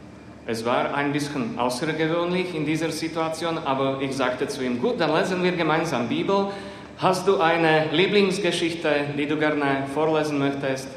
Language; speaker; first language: German; non-native, fluent; Slovak